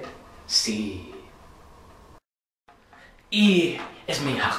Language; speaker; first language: Spanish; non-native, learner; English